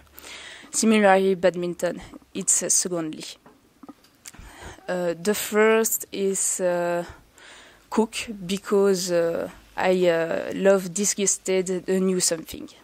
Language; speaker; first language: English; non-native, learner; French